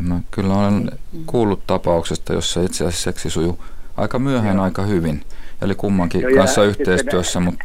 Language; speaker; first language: Finnish; native; Finnish